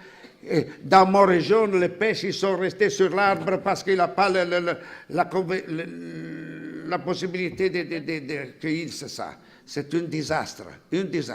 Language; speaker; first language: French; non-native, fluent; Italian